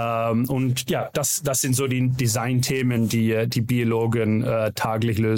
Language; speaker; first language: German; non-native, learner; Dutch